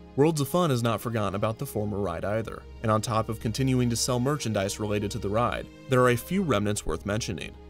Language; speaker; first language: English; native; English